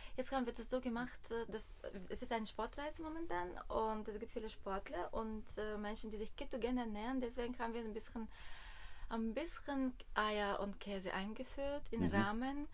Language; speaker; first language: German; non-native, fluent; Bulgarian